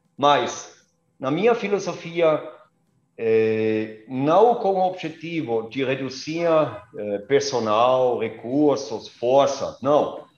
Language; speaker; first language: Portuguese; non-native, fluent; German